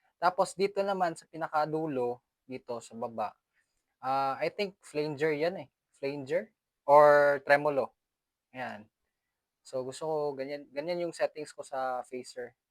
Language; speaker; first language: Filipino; non-native, local second language; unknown